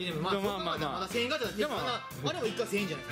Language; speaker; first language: Japanese; native; Japanese